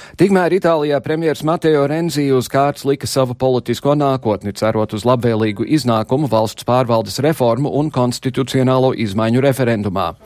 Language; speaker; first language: Latvian; early bilingual, heritage; Latvian